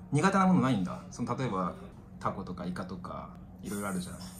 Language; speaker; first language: Japanese; native; Japanese